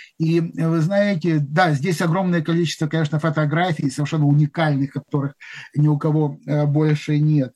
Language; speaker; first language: Russian; native; Russian